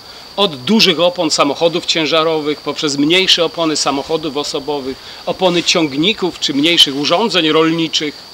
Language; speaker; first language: Polish; native; Polish